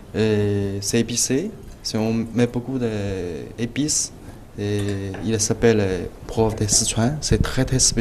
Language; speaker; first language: French; non-native, learner; Chinese